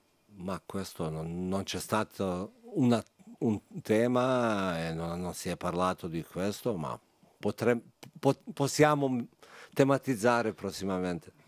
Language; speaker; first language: Italian; non-native, fluent; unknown